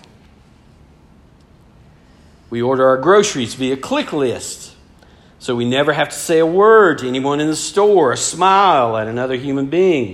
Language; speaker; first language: English; native; English